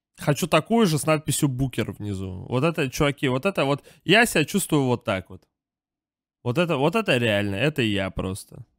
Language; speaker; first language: Russian; native; Russian